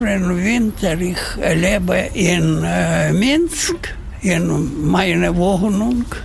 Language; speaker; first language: German; non-native, learner; Russian